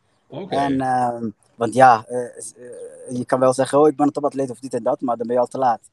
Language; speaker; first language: Dutch; early bilingual, other home language; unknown